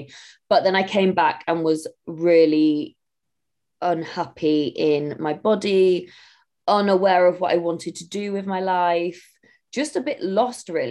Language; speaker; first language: English; native; English